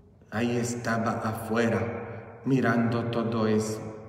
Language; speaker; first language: Spanish; non-native, fluent; Polish